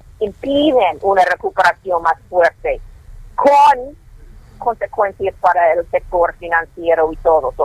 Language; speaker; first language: Spanish; non-native, fluent; English